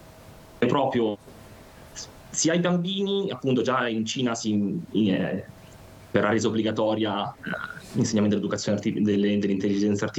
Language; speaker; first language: Italian; native; Italian